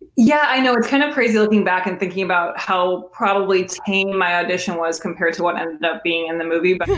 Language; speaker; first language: English; native; English